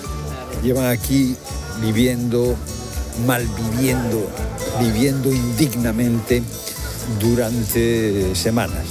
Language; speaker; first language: Spanish; native; Spanish